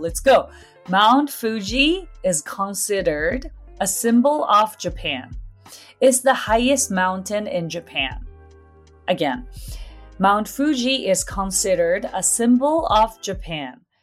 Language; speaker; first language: English; non-native, fluent; Japanese